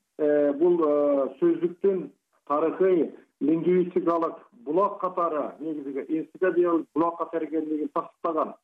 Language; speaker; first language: Kyrgyz; native; Kyrgyz